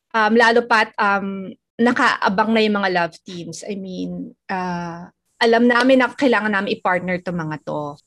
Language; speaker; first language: Filipino; native; Filipino